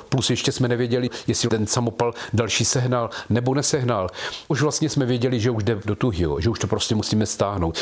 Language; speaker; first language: Czech; native; Czech